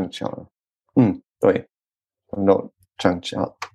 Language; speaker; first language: Chinese; non-native, learner; French